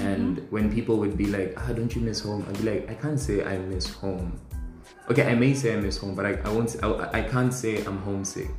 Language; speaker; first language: English; non-native, local second language; Tswana